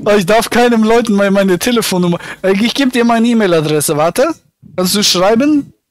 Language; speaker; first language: German; native; German